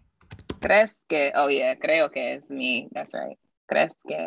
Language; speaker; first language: Spanish; non-native, learner; English